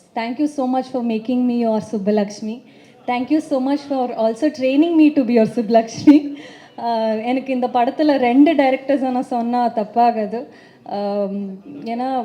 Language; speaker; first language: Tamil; non-native, learner; Kannada